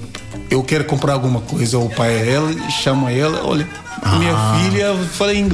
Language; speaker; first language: Portuguese; non-native, learner; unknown